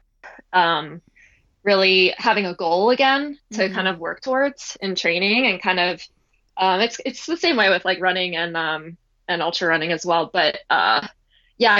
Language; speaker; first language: English; native; English